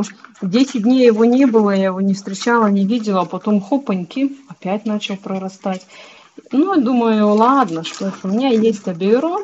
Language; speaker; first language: Russian; native; Russian